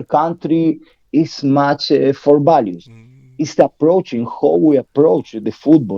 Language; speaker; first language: English; non-native, learner; Spanish